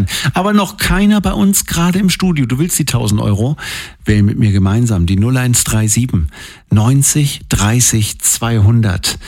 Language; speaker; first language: German; native; German